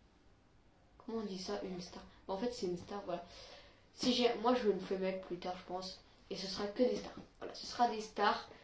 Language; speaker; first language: French; native; French